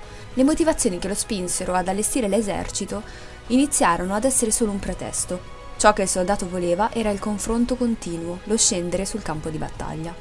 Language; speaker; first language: Italian; native; Italian